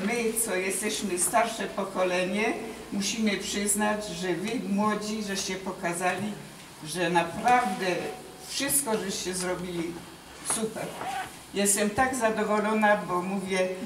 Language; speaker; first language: Polish; early bilingual, heritage; Polish